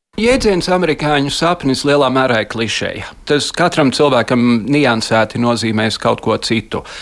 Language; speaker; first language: Latvian; early bilingual, heritage; Latvian